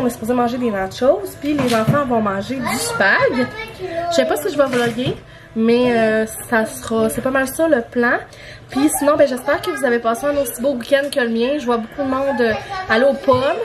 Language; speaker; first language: French; native; French